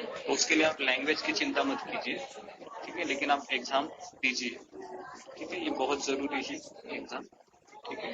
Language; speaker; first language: Hindi; non-native, local second language; Marathi